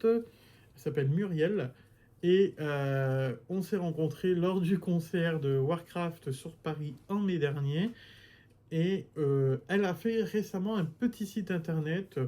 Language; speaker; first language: French; native; French